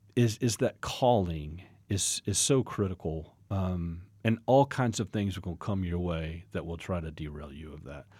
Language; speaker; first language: English; native; English